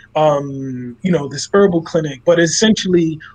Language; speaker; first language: English; native; English